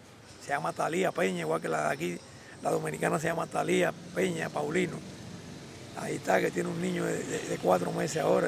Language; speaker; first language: Spanish; native; Spanish